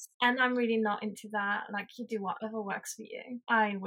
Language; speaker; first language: English; non-native, fluent; French